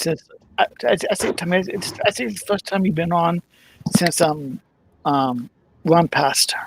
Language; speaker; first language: English; native; English